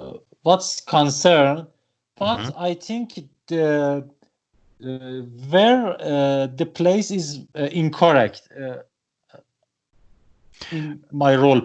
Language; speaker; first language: English; non-native, learner; Persian